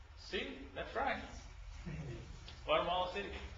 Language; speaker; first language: English; early bilingual, other home language; Spanish